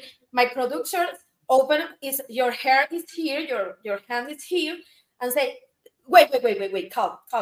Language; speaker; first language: English; non-native, learner; Spanish